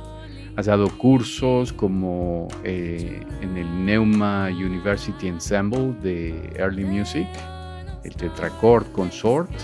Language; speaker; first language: Spanish; native; Spanish